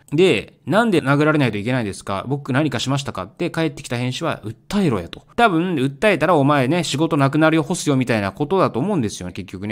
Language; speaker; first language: Japanese; native; Japanese